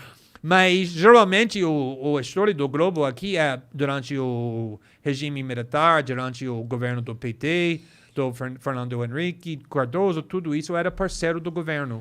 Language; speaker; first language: Portuguese; non-native, fluent; English